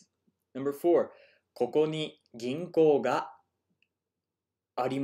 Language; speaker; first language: Japanese; non-native, fluent; English